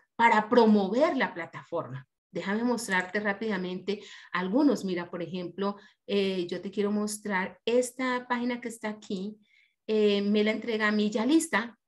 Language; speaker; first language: Spanish; native; Spanish